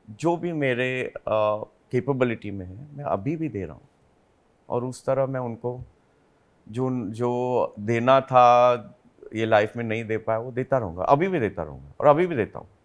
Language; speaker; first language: Hindi; native; Hindi